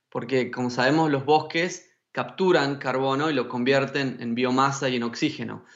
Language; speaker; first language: Spanish; native; Spanish